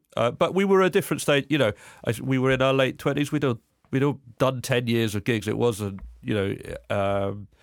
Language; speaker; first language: English; native; English